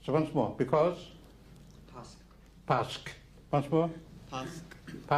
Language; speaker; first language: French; non-native, fluent; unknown